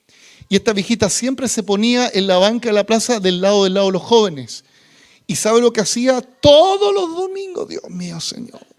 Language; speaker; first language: Spanish; native; Spanish